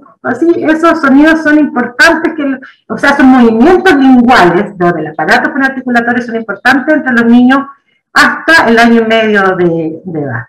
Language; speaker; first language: Spanish; native; Spanish